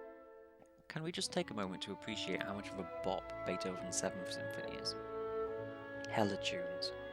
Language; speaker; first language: English; native; English